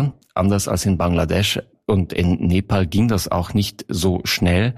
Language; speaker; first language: German; native; German